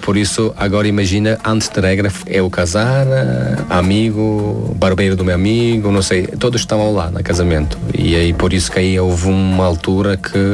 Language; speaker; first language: Portuguese; non-native, fluent; Tajik